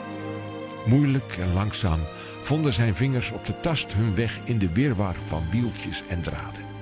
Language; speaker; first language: Dutch; native; Dutch